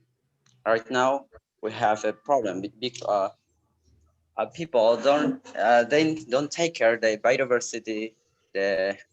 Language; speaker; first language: English; non-native, learner; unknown